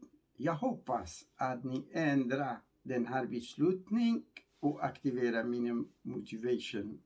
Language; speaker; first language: Swedish; non-native, learner; Kurdish